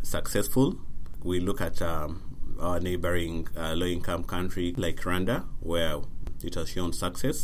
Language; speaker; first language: English; non-native, local second language; Ganda